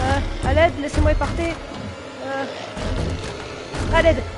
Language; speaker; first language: French; native; French